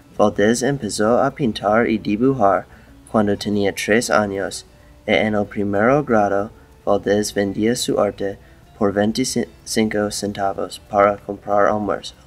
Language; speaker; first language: Spanish; non-native, learner; English